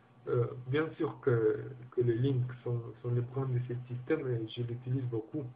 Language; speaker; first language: French; non-native, learner; Romanian